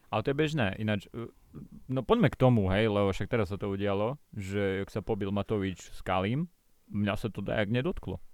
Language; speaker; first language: Slovak; native; Slovak